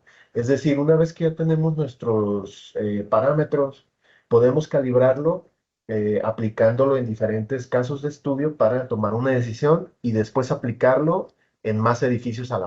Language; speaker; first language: Spanish; native; Spanish